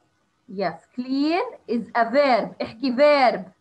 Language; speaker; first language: English; non-native, learner; Arabic